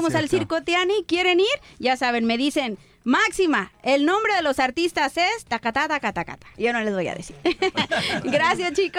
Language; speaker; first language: Spanish; native; Spanish